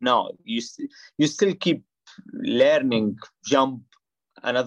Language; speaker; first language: English; non-native, fluent; Arabic